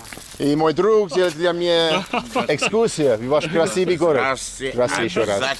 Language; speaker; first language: Russian; non-native, learner; English